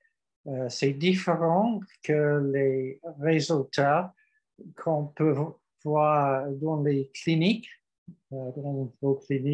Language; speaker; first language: French; non-native, learner; English